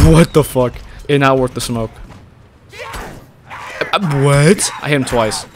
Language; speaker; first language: English; native; English